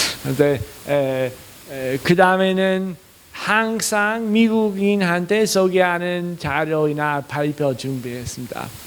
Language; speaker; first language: Korean; non-native, fluent; English